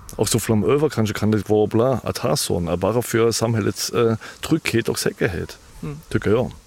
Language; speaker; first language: Swedish; non-native, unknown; German